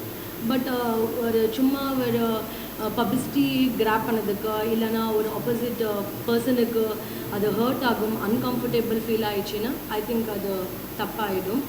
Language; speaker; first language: Tamil; non-native, learner; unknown